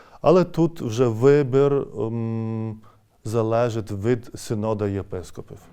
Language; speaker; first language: Ukrainian; non-native, fluent; Lithuanian